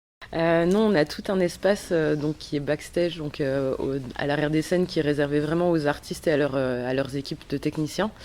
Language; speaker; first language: French; native; French